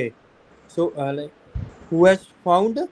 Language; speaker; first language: English; non-native, local second language; Hindi